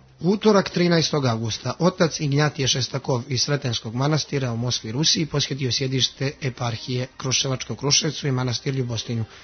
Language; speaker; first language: Serbian; native; Serbian